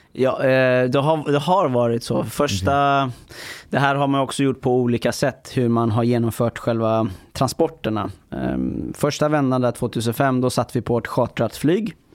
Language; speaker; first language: Swedish; early bilingual, other home language; Persian